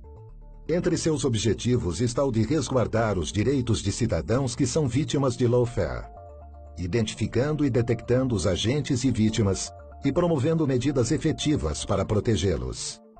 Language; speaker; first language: Portuguese; native; Portuguese